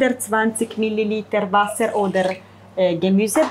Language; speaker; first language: German; non-native, fluent; Italian